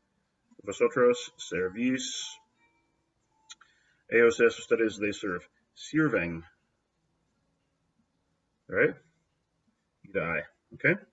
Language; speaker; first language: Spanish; non-native, fluent; English